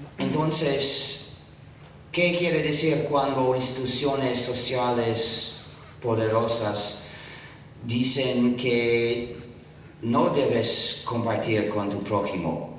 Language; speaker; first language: Spanish; non-native, fluent; English